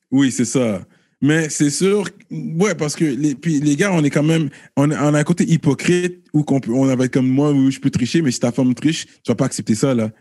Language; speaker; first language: French; early bilingual, other home language; Haitian Creole